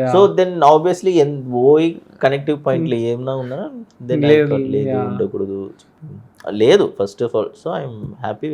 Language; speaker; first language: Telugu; early bilingual, heritage; Telugu